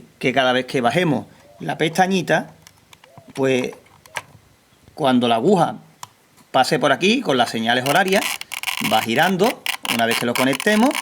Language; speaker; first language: Spanish; native; Spanish